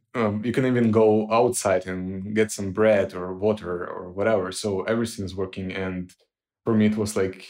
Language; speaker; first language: English; non-native, fluent; Ukrainian